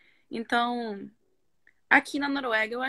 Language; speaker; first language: Portuguese; non-native, fluent; Norwegian